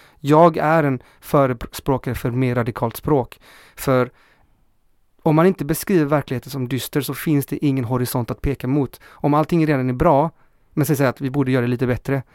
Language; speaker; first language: Swedish; early bilingual, other home language; Spanish